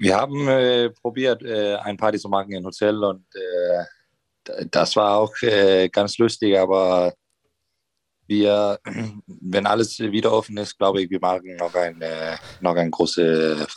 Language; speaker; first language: German; non-native, fluent; Danish